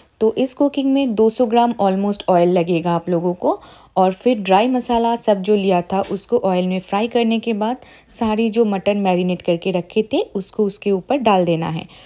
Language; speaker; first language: Hindi; non-native, local second language; Bangla